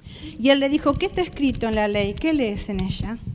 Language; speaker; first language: Spanish; native; Spanish